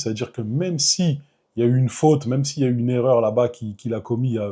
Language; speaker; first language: French; native; French